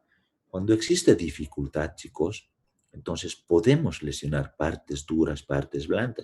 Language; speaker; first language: Spanish; native; Spanish